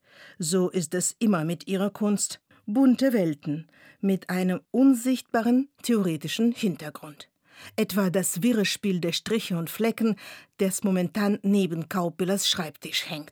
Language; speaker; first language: German; native; German